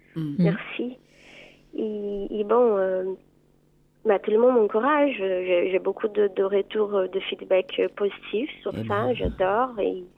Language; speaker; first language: French; non-native, fluent; Portuguese